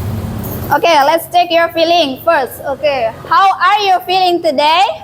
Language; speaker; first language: English; non-native, fluent; Indonesian